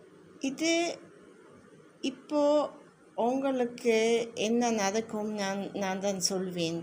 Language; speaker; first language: Tamil; non-native, learner; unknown